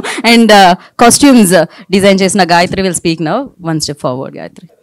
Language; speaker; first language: Telugu; native; Telugu